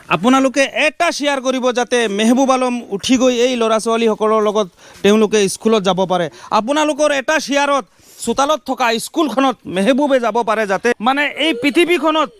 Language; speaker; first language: Assamese; non-native, local second language; Bangla